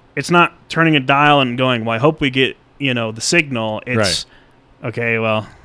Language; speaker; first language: English; native; English